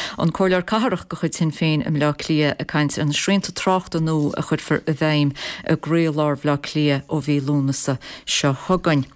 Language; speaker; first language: Irish; native; Irish